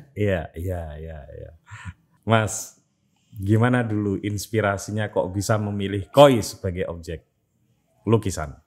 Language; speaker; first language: Indonesian; non-native, local second language; Javanese